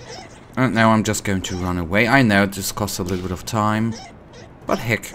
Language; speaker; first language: English; non-native, fluent; German